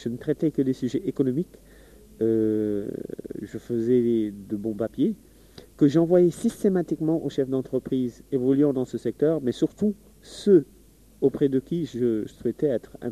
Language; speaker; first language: French; non-native, local second language; Wolof